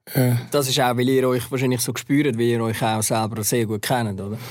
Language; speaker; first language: German; native; German